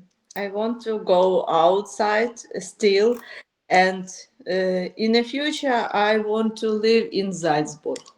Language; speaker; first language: English; non-native, learner; Ukrainian